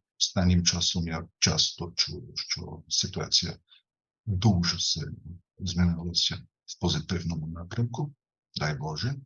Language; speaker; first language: Ukrainian; non-native, fluent; German